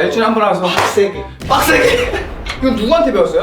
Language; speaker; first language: Korean; native; Korean